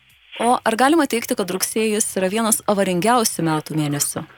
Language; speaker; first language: Lithuanian; native; Lithuanian